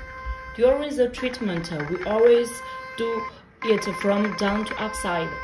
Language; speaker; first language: English; non-native, learner; Chinese